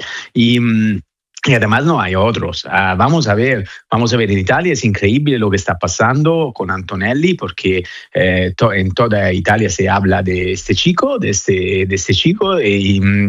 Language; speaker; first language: Spanish; non-native, fluent; Italian